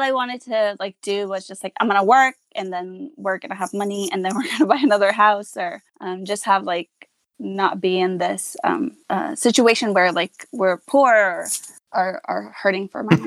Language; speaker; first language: English; non-native, fluent; Hazaragi